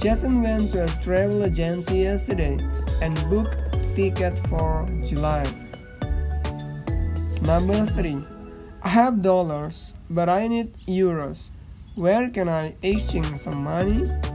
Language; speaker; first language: English; non-native, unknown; Indonesian